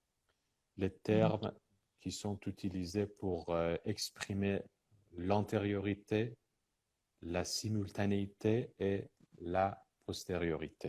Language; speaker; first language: French; non-native, fluent; Persian